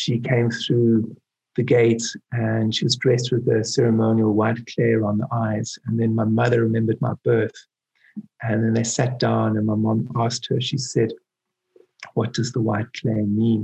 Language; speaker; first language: English; native; English